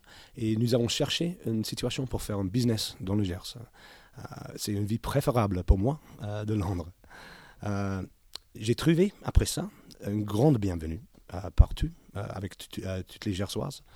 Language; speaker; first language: French; non-native, learner; English